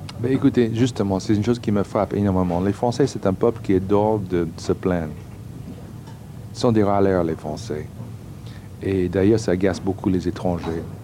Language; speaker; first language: French; non-native, fluent; English